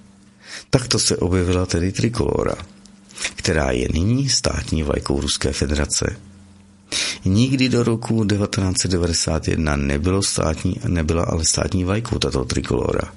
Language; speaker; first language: Czech; native; Czech